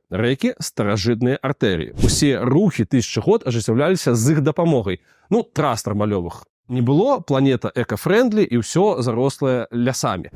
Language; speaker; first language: Belarusian; non-native, local second language; Russian